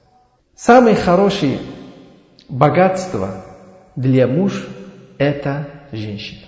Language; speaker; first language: Russian; non-native, learner; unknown